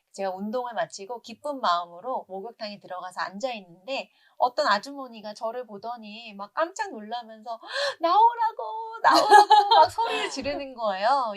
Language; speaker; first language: Korean; native; Korean